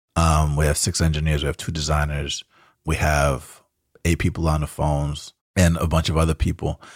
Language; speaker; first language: English; early bilingual, other home language; Spanish